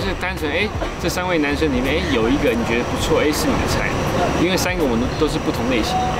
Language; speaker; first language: Chinese; native; Chinese